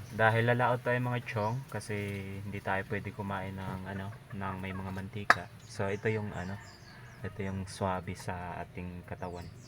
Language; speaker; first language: Filipino; non-native, local second language; Cebuano